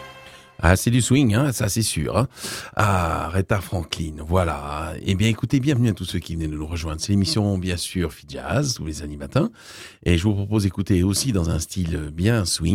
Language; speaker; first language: French; native; French